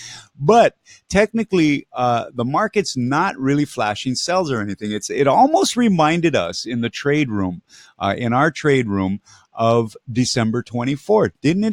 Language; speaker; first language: English; native; English